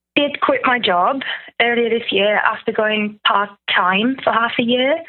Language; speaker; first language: English; non-native, fluent; German